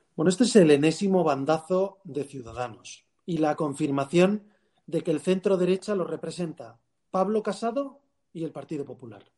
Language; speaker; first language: Spanish; native; Spanish